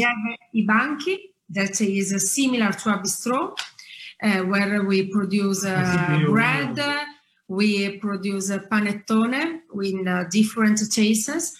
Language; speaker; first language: English; non-native, fluent; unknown